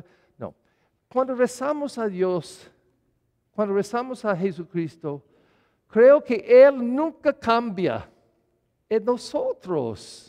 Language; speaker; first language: Spanish; non-native, learner; English